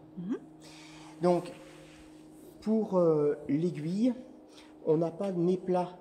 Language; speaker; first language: French; native; French